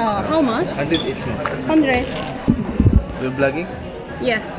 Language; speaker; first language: English; non-native, learner; Korean